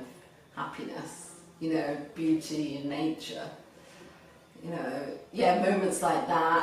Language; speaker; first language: English; native; English